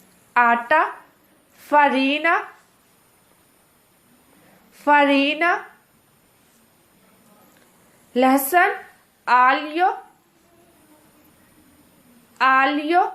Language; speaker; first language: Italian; non-native, fluent; Urdu